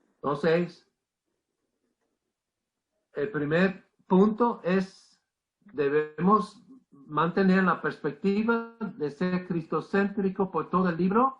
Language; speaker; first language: Spanish; non-native, fluent; English